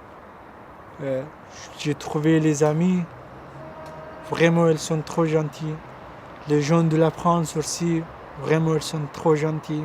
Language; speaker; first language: French; non-native, learner; Pashto